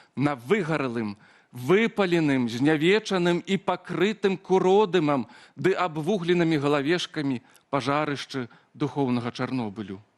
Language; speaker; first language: Belarusian; native; Belarusian